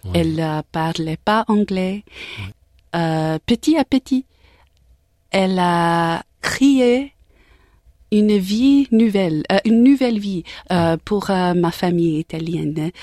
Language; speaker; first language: French; non-native, learner; English